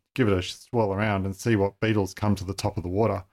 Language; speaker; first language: English; native; English